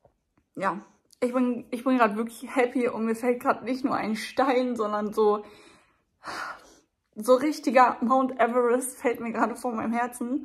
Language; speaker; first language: German; native; German